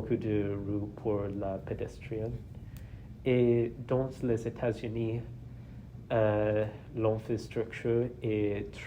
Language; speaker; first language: French; non-native, learner; English